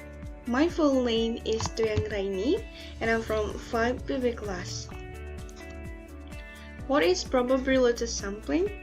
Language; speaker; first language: English; non-native, learner; Indonesian